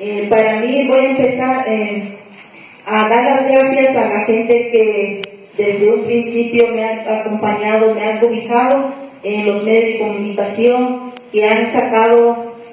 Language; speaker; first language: Spanish; non-native, local second language; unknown